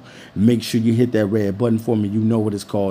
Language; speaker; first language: English; native; English